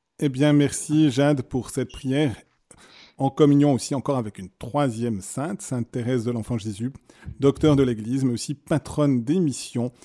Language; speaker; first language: French; native; French